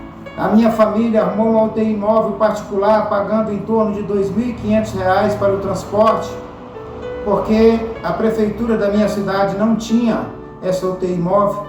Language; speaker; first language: Portuguese; native; Portuguese